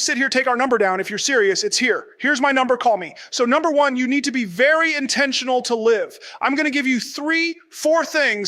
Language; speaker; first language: English; native; English